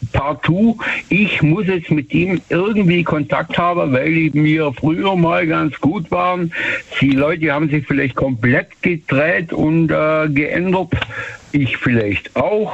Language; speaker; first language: German; native; German